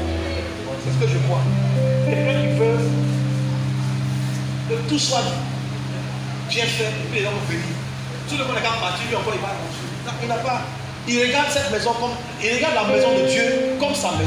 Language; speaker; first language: French; native; French